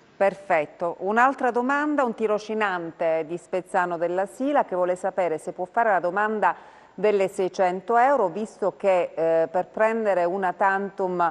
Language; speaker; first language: Italian; native; Italian